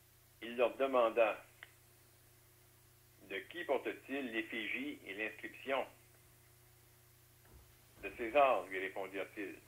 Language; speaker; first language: French; native; French